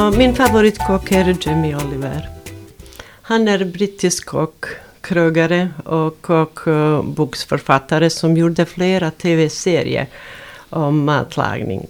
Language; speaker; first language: Swedish; non-native, fluent; Bosnian